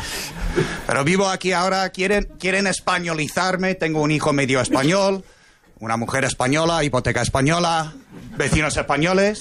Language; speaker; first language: Spanish; non-native, fluent; English